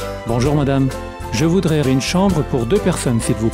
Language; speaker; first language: French; non-native, learner; Azerbaijani